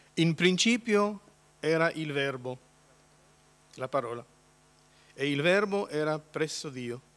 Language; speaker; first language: Italian; non-native, learner; Polish